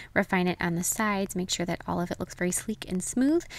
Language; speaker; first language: English; native; English